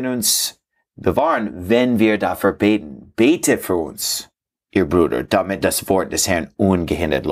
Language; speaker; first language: German; non-native, fluent; English